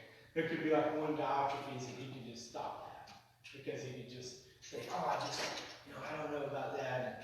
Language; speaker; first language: English; native; English